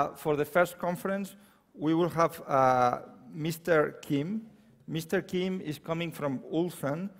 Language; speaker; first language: English; non-native, fluent; Catalan